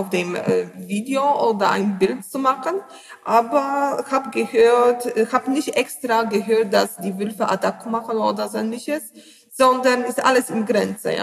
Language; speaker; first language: German; non-native, learner; Polish